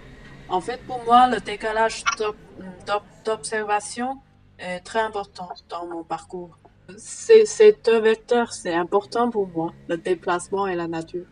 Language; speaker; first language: French; non-native, fluent; Chinese